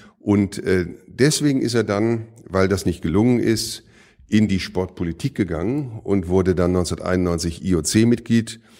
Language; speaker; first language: German; native; German